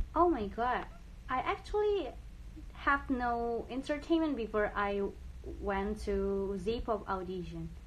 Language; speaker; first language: English; non-native, learner; Indonesian